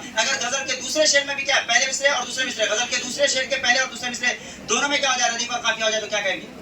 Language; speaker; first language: Urdu; native; Urdu